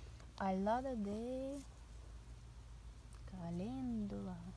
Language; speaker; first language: Spanish; non-native, learner; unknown